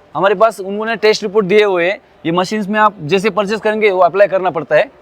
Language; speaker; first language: Hindi; non-native, local second language; Marathi